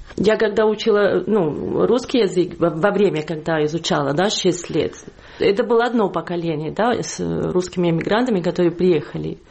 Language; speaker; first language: Russian; non-native, fluent; Catalan